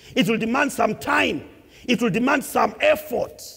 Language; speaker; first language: English; non-native, local second language; Swahili